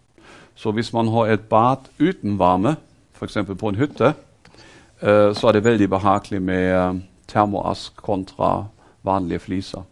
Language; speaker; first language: Norwegian; non-native, fluent; German